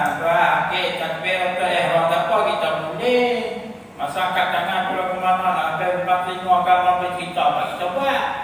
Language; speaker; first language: Malay; native; Malay